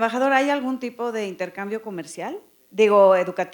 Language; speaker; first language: Spanish; native; Spanish